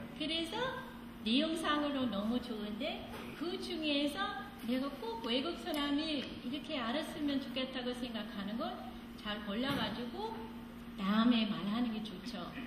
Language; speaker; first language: Korean; non-native, fluent; English